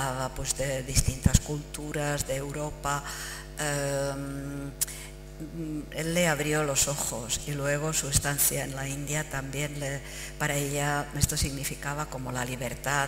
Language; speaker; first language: Spanish; non-native, fluent; Czech